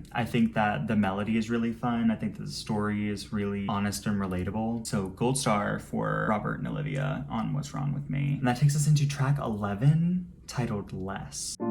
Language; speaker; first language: English; native; English